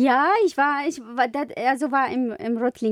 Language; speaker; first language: German; non-native, learner; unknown